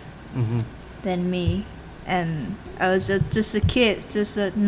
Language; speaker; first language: English; non-native, learner; Thai